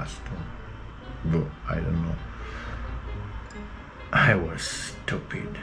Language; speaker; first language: English; non-native, learner; Romanian